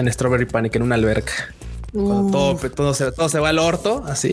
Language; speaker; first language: Spanish; native; Spanish